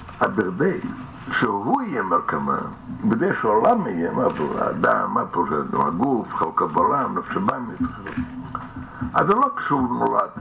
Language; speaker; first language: Hebrew; non-native, fluent; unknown